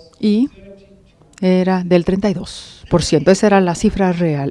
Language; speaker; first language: Spanish; native; Spanish